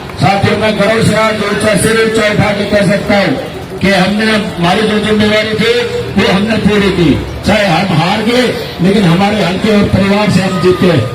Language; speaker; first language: Hindi; native; Hindi